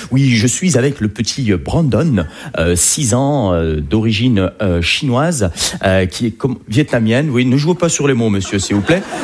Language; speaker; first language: French; native; French